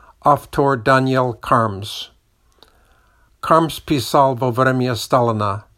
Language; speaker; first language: Russian; non-native, learner; English